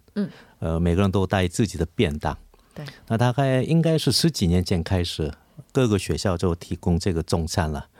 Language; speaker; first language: Chinese; non-native, fluent; Korean